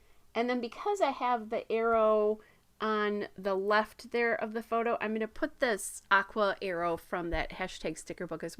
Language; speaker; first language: English; native; English